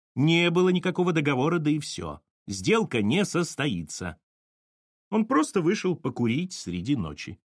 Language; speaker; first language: Russian; native; Russian